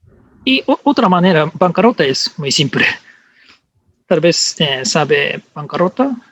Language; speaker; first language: Spanish; non-native, learner; Japanese